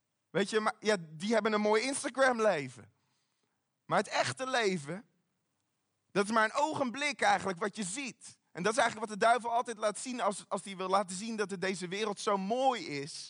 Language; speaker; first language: Dutch; native; Dutch